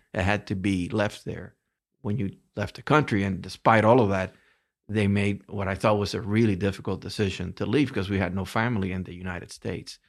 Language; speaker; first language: English; early bilingual, other home language; Spanish